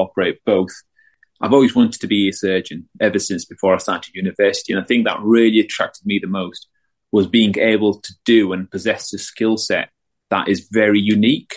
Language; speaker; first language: English; native; English